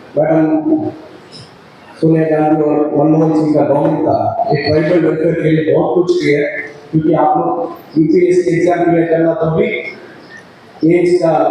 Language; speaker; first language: Hindi; non-native, local second language; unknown